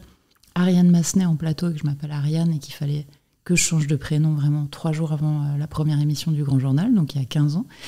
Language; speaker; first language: French; native; French